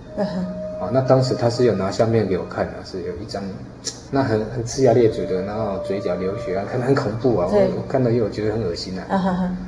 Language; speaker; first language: Chinese; native; Chinese